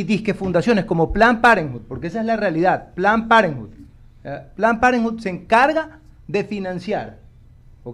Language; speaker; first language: Spanish; native; Spanish